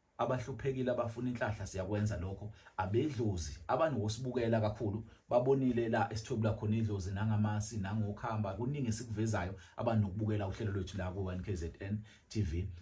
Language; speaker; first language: Zulu; native; Zulu